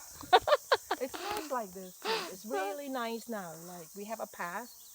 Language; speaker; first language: English; non-native, learner; Thai